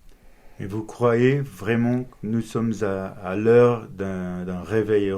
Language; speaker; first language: French; non-native, fluent; Portuguese